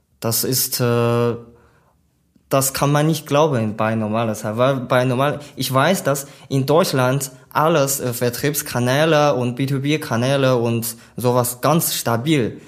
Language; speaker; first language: German; non-native, learner; Chinese